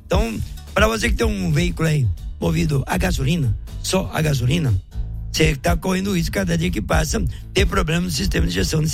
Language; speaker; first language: Portuguese; native; Portuguese